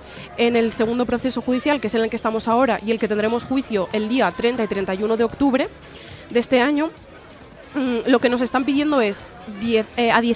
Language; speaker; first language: Spanish; native; Spanish